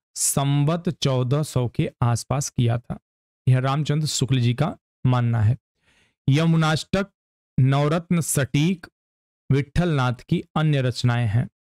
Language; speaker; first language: Hindi; native; Hindi